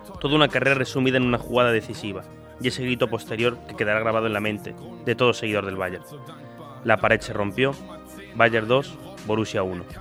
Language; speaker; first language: Spanish; native; Spanish